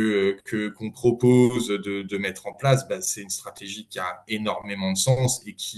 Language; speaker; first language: French; native; French